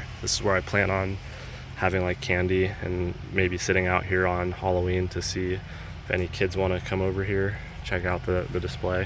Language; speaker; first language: English; native; English